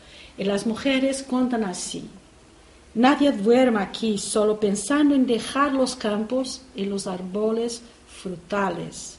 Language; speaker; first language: Spanish; non-native, fluent; Portuguese